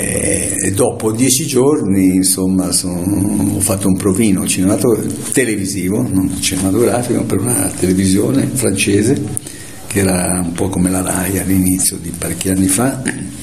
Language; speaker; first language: Italian; native; Italian